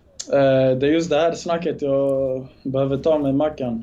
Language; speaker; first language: Swedish; early bilingual, other home language; Bosnian